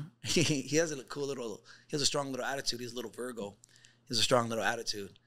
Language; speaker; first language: English; native; English